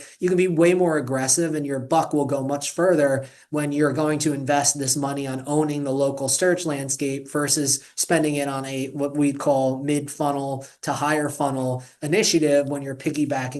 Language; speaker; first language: English; native; English